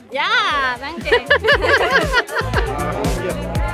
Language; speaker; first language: German; non-native, learner; Spanish